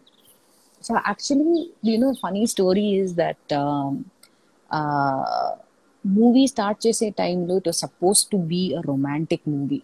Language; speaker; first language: Telugu; non-native, fluent; Malayalam